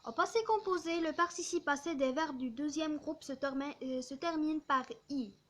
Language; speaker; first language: French; non-native, local second language; Arabic